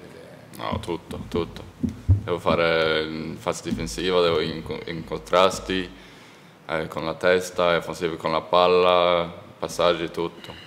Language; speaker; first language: Italian; non-native, learner; Norwegian